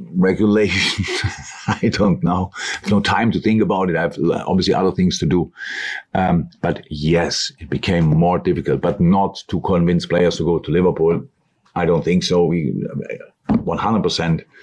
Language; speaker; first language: English; non-native, fluent; German